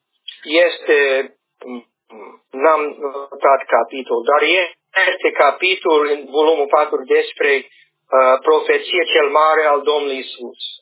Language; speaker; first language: Romanian; non-native, learner; English